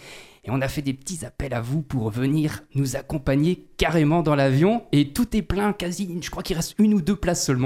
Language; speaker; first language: French; native; French